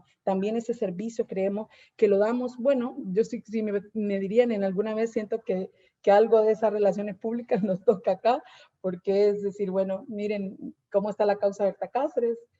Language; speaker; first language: Spanish; native; Spanish